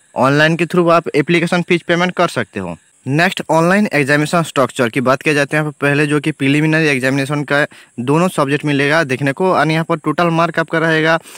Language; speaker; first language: Hindi; non-native, local second language; Bangla